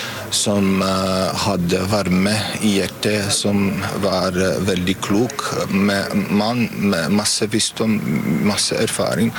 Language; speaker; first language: Norwegian; non-native, fluent; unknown